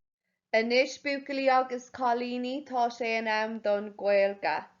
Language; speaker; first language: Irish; non-native, local second language; English